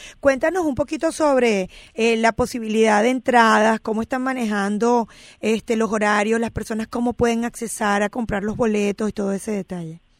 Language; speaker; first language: Spanish; native; Spanish